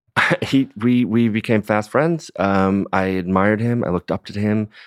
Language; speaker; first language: English; native; English